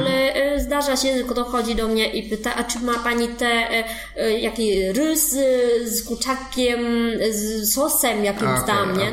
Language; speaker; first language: Polish; non-native, fluent; Vietnamese